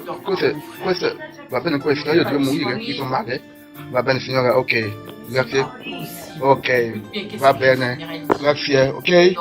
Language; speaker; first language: Italian; non-native, learner; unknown